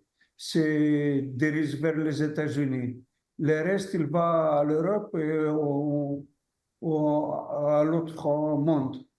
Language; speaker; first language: French; non-native, fluent; Greek